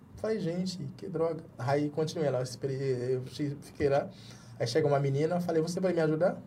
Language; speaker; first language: Portuguese; non-native, fluent; Jamaican Creole English